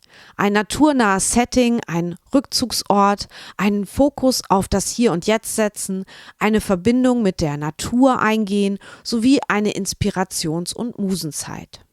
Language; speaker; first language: German; native; German